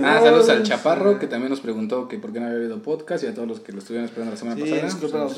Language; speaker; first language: Spanish; native; Spanish